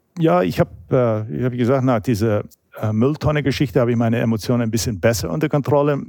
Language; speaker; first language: German; non-native, fluent; English